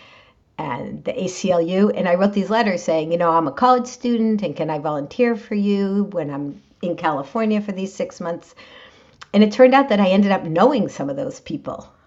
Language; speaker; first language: English; native; English